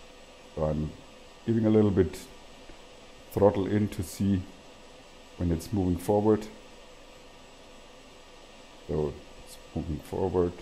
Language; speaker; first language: English; non-native, fluent; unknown